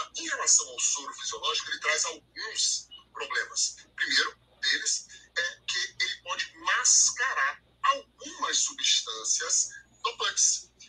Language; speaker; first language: Portuguese; native; Portuguese